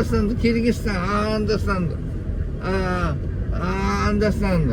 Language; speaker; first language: English; non-native, learner; Japanese